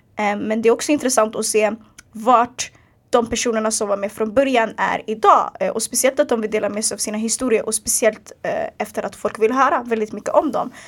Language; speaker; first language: Swedish; early bilingual, other home language; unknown